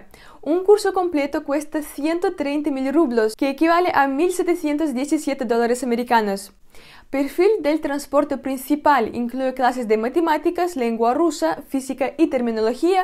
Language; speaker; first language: Spanish; non-native, fluent; Russian